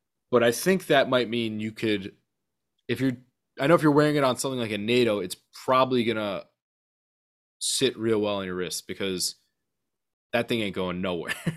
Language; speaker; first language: English; native; English